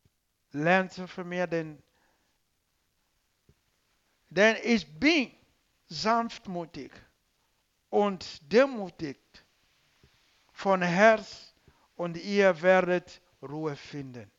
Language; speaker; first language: German; non-native, learner; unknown